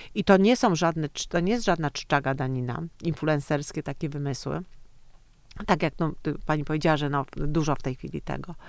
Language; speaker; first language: Polish; native; Polish